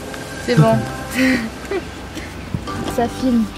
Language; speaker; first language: French; native; French